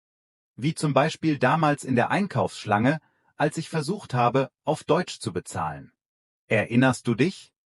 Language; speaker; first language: German; non-native, fluent; Vietnamese